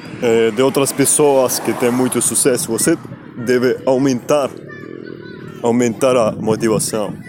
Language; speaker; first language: Portuguese; non-native, learner; Spanish